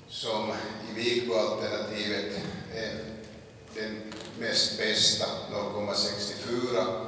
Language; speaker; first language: Swedish; non-native, local second language; Finnish